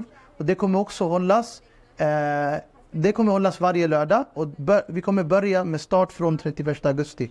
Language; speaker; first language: Swedish; non-native, fluent; Urdu